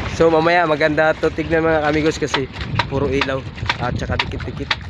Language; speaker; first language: Filipino; non-native, local second language; Cebuano